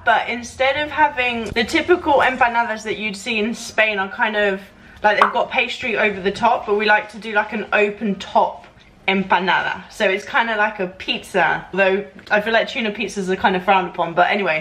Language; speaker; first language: English; early bilingual, other home language; Spanish